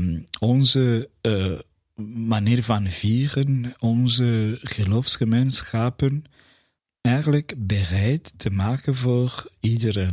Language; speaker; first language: Dutch; non-native, fluent; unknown